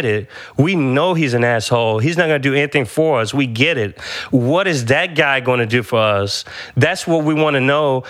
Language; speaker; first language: English; native; English